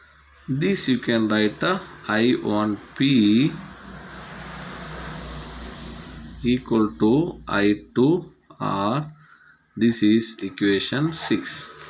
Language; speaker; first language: English; non-native, local second language; Tamil